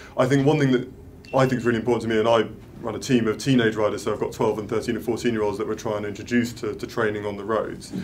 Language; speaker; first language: English; native; English